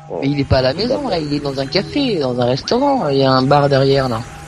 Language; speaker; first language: French; native; French